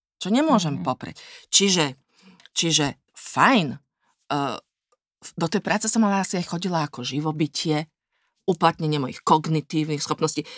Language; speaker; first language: Slovak; native; Slovak